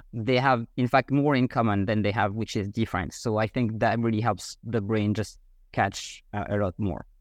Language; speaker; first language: English; non-native, fluent; French